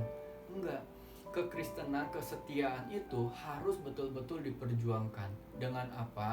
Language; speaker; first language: Indonesian; native; Indonesian